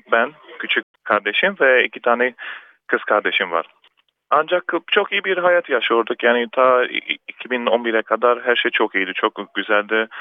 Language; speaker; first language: Turkish; early bilingual, heritage; Turkish